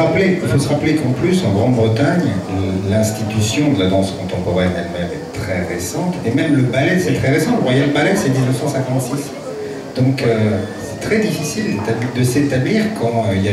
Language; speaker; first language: French; native; French